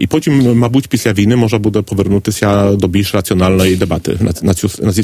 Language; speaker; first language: Polish; non-native, learner; Ukrainian